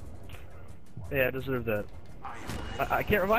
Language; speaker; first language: English; native; English